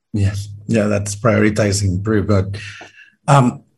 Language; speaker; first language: English; non-native, fluent; Spanish